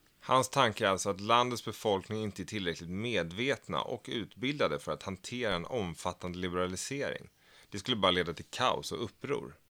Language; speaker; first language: Swedish; native; Swedish